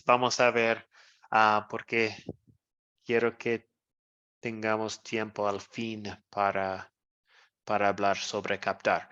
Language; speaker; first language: Spanish; non-native, fluent; English